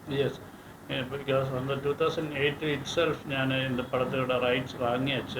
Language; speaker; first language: Tamil; non-native, learner; Malayalam